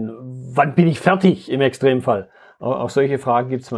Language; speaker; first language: German; native; German